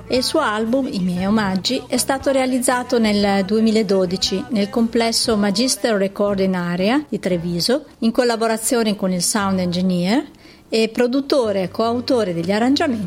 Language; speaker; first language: Italian; native; Italian